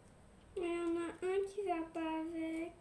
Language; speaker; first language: French; native; French